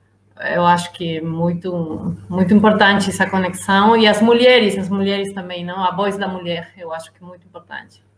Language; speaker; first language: Portuguese; non-native, learner; Spanish